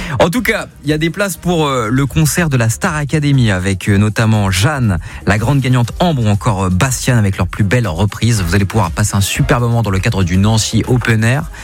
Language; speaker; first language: French; native; French